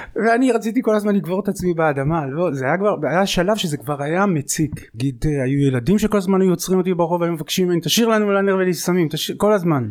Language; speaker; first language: Hebrew; native; Hebrew